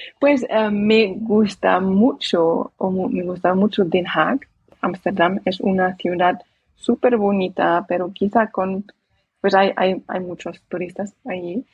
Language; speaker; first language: Spanish; non-native, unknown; Dutch